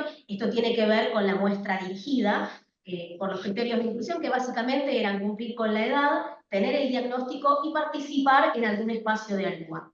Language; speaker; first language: Spanish; native; Spanish